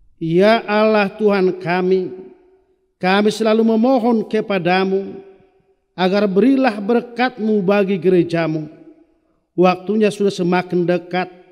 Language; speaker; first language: Indonesian; non-native, local second language; Batak Toba